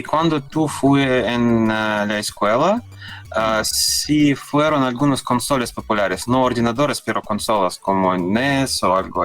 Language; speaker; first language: Spanish; non-native, learner; Russian